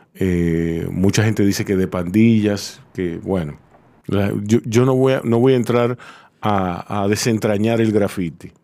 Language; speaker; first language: Spanish; native; Spanish